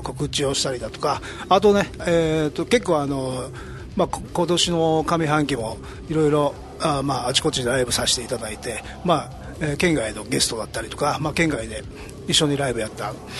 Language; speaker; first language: Japanese; native; Japanese